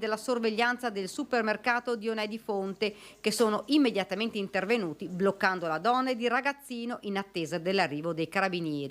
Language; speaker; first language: Italian; native; Italian